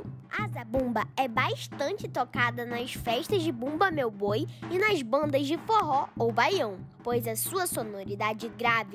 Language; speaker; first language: Portuguese; native; Portuguese